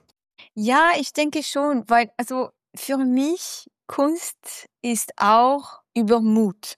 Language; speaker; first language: German; non-native, fluent; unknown